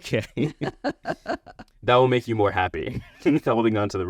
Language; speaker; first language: English; native; English